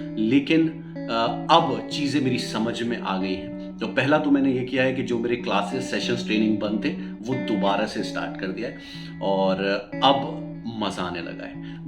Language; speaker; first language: Hindi; native; Hindi